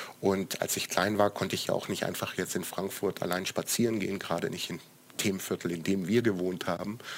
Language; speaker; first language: German; early bilingual, other home language; Croatian